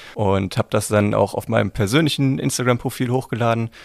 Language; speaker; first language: German; native; German